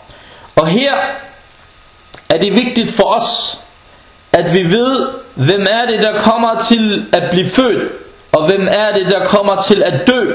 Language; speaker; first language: Danish; non-native, fluent; Arabic